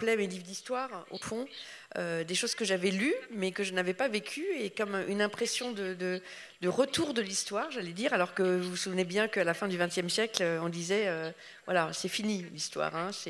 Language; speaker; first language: French; native; French